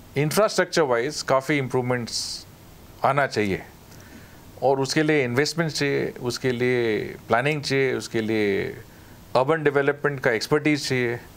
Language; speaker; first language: Hindi; non-native, local second language; Nepali